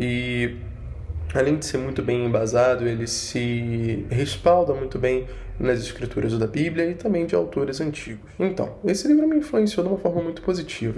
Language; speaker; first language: Portuguese; native; Portuguese